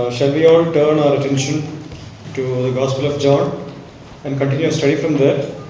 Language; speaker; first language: English; non-native, local second language; Malayalam